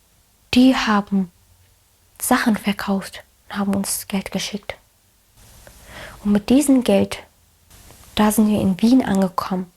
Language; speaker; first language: German; early bilingual, other home language; Arabic